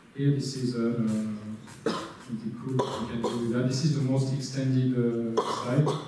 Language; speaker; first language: English; non-native, learner; French